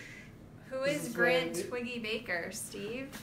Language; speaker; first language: English; native; English